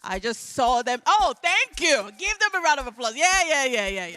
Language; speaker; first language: English; non-native, local second language; Igbo